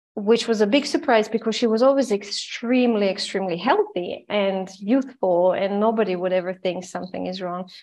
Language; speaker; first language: English; non-native, fluent; Croatian